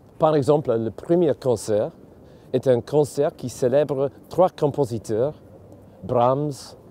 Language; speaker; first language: French; non-native, fluent; English